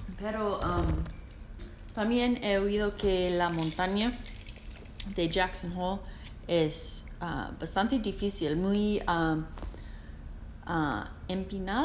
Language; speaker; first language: Spanish; non-native, learner; English